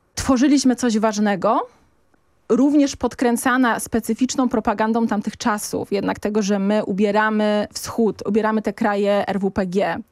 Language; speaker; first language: Polish; native; Polish